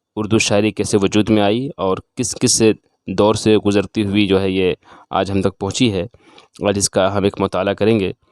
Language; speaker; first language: Urdu; native; Urdu